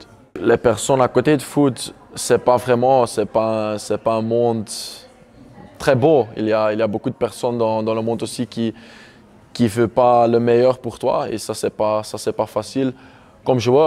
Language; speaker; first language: French; non-native, local second language; Dutch